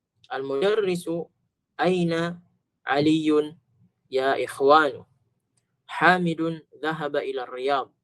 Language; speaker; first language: Arabic; non-native, fluent; Filipino